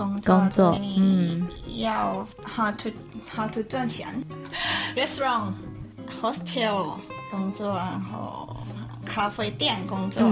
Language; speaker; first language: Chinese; non-native, learner; Thai